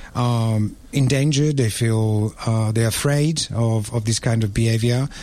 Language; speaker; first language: English; non-native, fluent; Italian